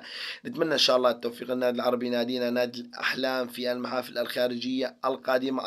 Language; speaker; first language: Arabic; native; Arabic